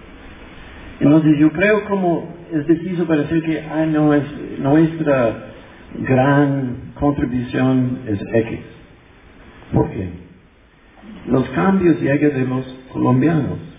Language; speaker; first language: Spanish; non-native, fluent; English